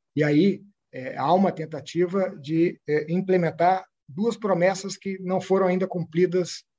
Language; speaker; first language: Portuguese; native; Portuguese